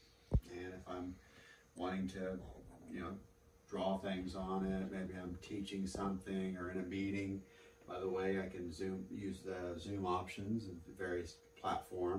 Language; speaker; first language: English; native; English